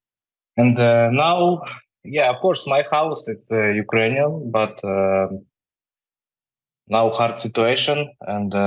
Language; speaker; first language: English; non-native, learner; Ukrainian